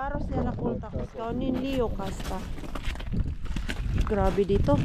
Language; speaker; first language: Finnish; non-native, learner; Filipino